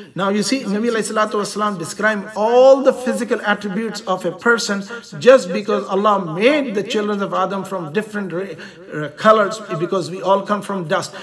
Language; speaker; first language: English; non-native, local second language; Urdu